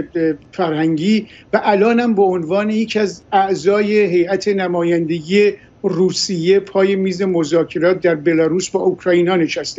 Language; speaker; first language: Persian; native; Persian